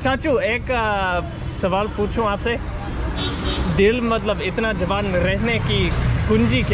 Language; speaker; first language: Hindi; non-native, learner; English